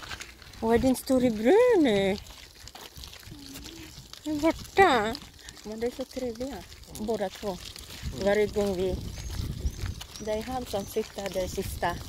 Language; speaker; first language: Swedish; non-native, learner; Cebuano